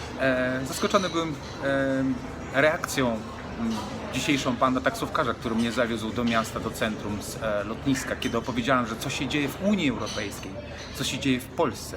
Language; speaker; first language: Polish; non-native, fluent; Russian